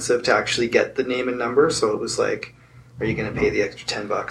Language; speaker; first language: English; native; English